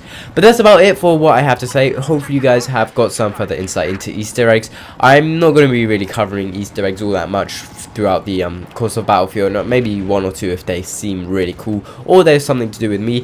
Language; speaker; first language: English; native; English